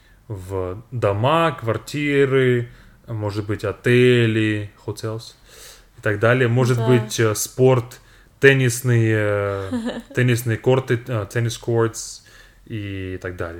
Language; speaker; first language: Russian; non-native, fluent; English